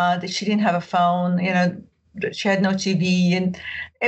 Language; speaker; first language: English; early bilingual, other home language; Arabic